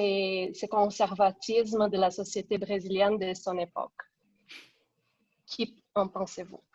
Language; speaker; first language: French; non-native, fluent; Portuguese